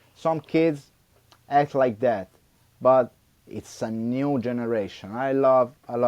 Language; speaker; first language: English; non-native, learner; Italian